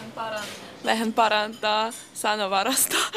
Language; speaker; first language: Finnish; non-native, learner; Russian